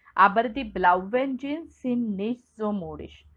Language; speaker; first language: German; non-native, fluent; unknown